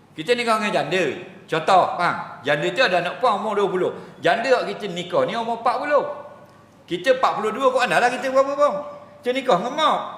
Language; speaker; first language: Malay; native; Malay